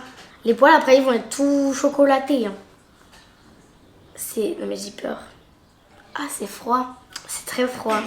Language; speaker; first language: French; native; French